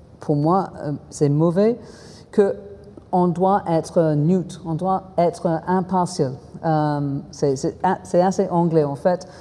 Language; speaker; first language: French; non-native, fluent; English